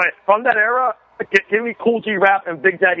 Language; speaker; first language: English; native; English